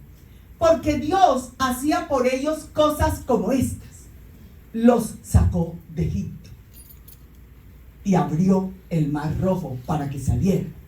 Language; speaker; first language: Spanish; native; Spanish